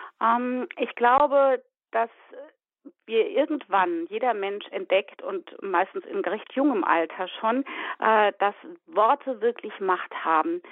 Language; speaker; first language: German; native; German